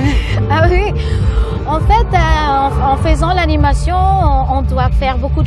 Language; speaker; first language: French; non-native, local second language; Malagasy